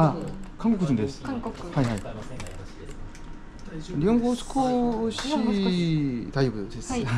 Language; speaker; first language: Japanese; non-native, learner; Korean